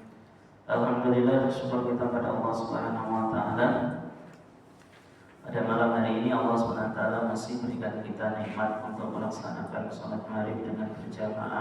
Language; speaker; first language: Indonesian; native; Indonesian